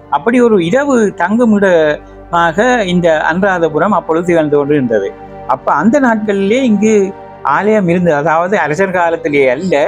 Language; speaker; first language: Tamil; native; Tamil